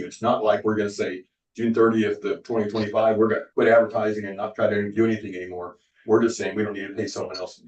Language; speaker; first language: English; native; English